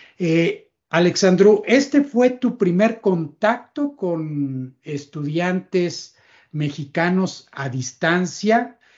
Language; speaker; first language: Spanish; native; Spanish